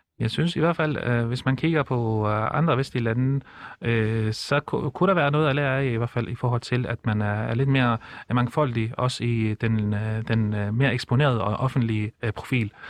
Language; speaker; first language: Danish; early bilingual, other home language; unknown